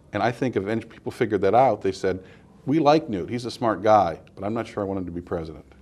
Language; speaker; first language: English; native; English